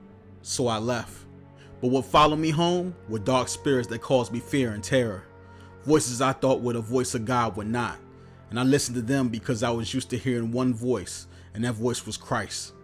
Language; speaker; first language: English; native; English